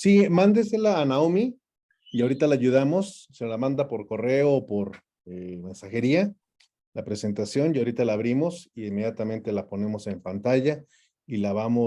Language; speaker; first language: Spanish; native; Spanish